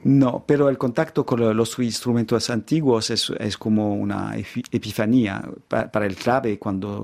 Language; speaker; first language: Spanish; non-native, fluent; French